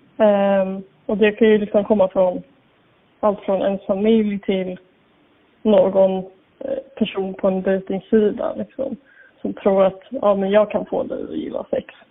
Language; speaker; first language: Swedish; native; Swedish